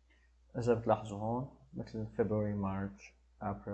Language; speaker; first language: Arabic; native; Arabic